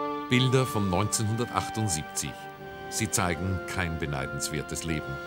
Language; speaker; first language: German; native; German